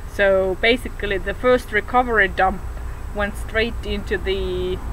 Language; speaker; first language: English; non-native, fluent; Estonian